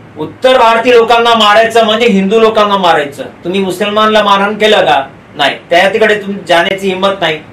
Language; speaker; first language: Marathi; non-native, local second language; Hindi